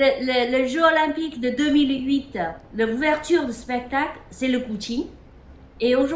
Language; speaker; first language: French; non-native, fluent; Chinese